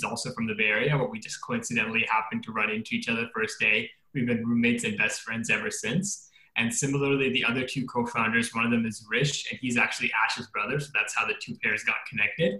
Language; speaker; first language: English; native; English